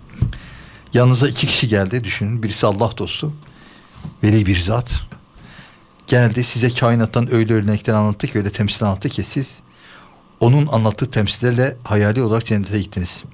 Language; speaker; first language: Turkish; native; Turkish